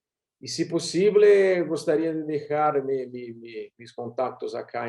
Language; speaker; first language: Spanish; non-native, learner; Portuguese